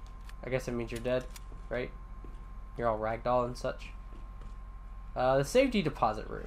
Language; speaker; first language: English; native; English